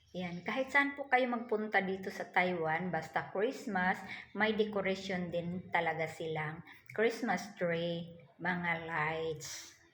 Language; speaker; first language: Filipino; non-native, local second language; Cebuano